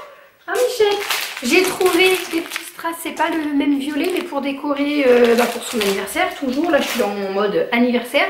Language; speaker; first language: French; native; French